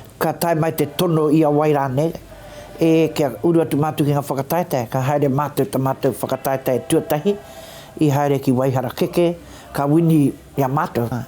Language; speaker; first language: Māori; native; Māori